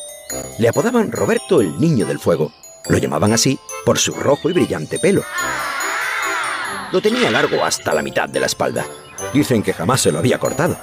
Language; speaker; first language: Spanish; native; Spanish